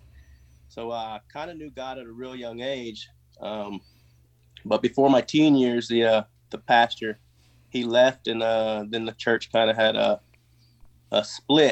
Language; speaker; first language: English; native; English